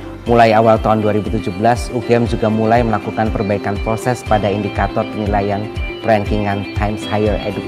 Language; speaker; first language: Indonesian; native; Indonesian